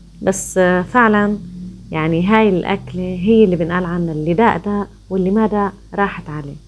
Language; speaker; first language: Arabic; native; Arabic